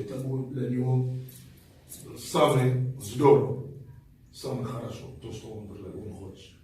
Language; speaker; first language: Russian; non-native, fluent; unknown